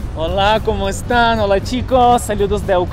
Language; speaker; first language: Spanish; non-native, fluent; Ukrainian